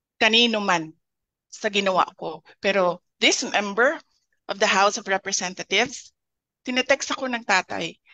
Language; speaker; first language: Filipino; non-native, local second language; Cebuano